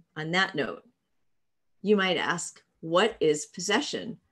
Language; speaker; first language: English; native; English